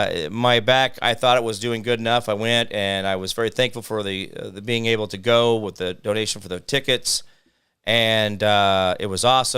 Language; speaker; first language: English; native; English